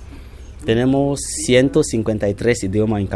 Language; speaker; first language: Spanish; non-native, fluent; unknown